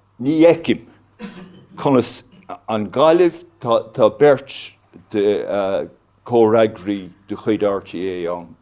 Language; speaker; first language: Irish; non-native, local second language; English